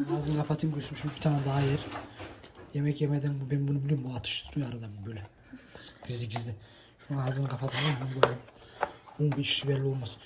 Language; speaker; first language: Turkish; early bilingual, heritage; Turkish